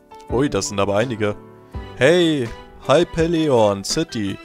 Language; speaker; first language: German; native; German